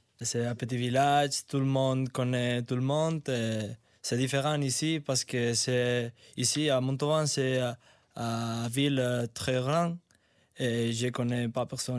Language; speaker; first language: French; non-native, learner; Spanish